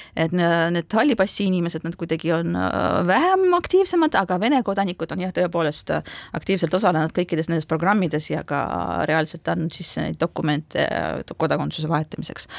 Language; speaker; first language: Estonian; non-native, local second language; Russian